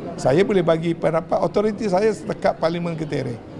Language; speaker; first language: Malay; native; Malay